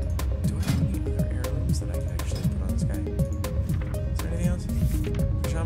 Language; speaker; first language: English; native; English